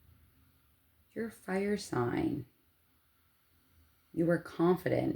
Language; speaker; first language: English; native; English